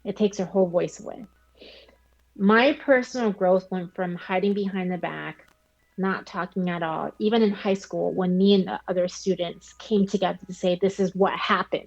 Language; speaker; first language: English; early bilingual, other home language; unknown